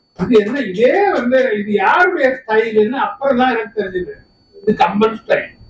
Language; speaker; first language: Tamil; non-native, local second language; Kannada